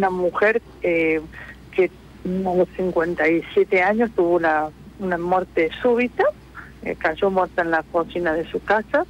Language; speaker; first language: Spanish; native; Spanish